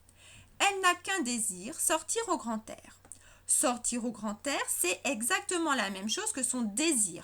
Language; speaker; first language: French; native; French